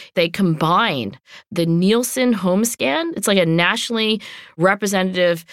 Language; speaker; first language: English; native; English